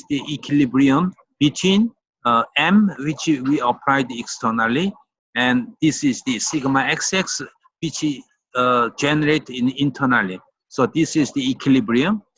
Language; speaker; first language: English; non-native, fluent; Korean